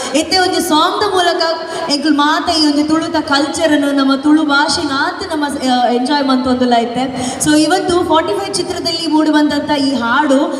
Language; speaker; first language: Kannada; non-native, local second language; Tulu